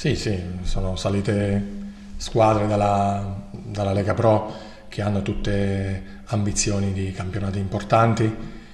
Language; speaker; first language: Italian; native; Italian